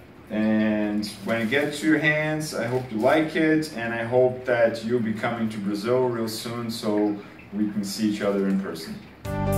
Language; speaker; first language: English; non-native, fluent; Portuguese